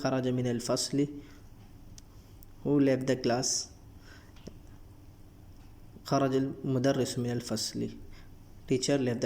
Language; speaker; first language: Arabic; non-native, fluent; Urdu